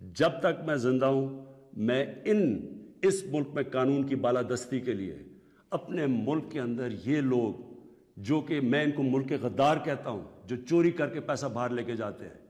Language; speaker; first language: Urdu; native; Urdu